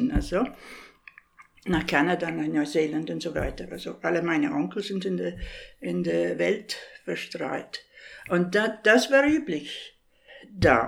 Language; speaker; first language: German; non-native, fluent; English